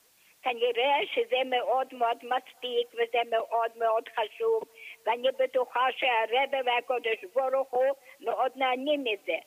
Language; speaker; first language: Hebrew; non-native, fluent; English